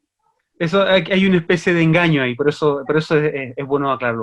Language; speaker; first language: Spanish; native; Spanish